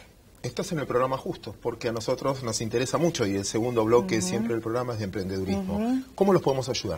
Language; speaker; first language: Spanish; native; Spanish